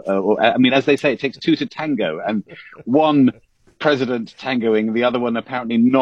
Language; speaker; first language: English; native; English